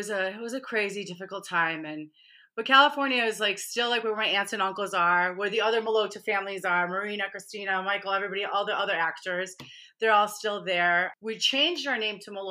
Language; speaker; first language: English; early bilingual, other home language; Albanian